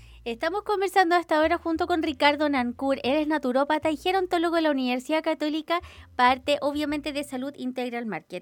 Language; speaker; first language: Spanish; native; Spanish